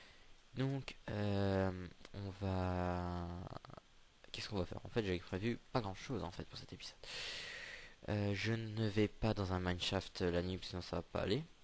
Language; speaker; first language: French; native; French